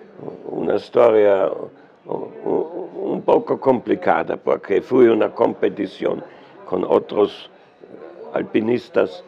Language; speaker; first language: Spanish; non-native, learner; German